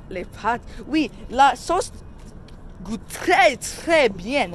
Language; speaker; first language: French; non-native, learner; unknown